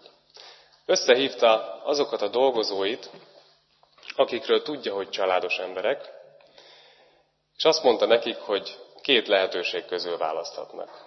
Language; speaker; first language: Hungarian; native; Hungarian